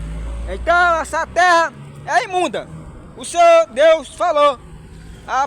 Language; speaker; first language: Portuguese; native; Portuguese